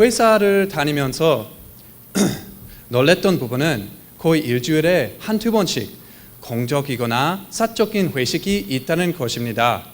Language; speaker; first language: Korean; non-native, fluent; English